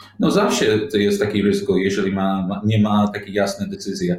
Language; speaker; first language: Polish; non-native, learner; English